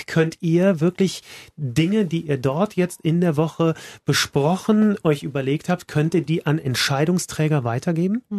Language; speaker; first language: German; native; German